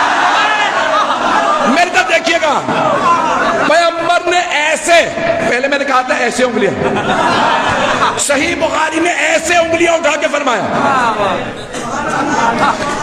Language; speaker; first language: Urdu; native; Urdu